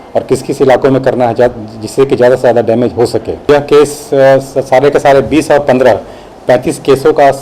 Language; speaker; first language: Hindi; non-native, local second language; Gujarati